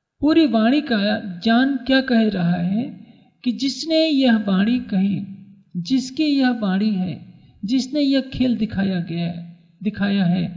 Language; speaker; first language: Hindi; native; Hindi